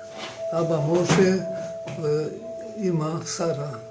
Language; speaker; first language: Hebrew; non-native, fluent; Romanian